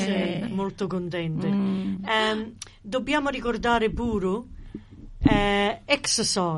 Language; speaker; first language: Italian; early bilingual, heritage; Italian